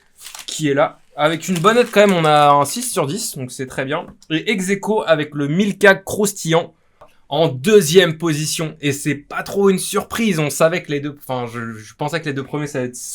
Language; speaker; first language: French; native; French